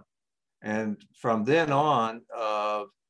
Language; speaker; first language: English; native; English